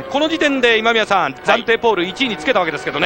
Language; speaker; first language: Japanese; native; Japanese